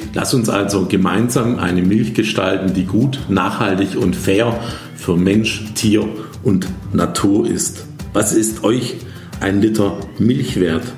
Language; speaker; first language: German; native; German